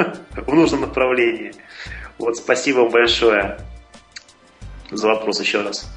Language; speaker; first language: Russian; native; Russian